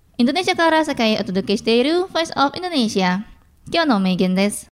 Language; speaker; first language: Japanese; non-native, fluent; Indonesian